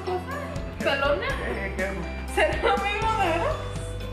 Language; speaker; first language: Spanish; early bilingual, other home language; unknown